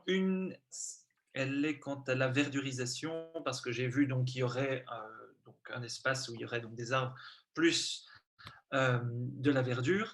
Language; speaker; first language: French; native; French